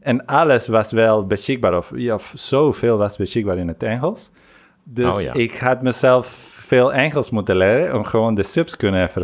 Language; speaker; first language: Dutch; non-native, fluent; Spanish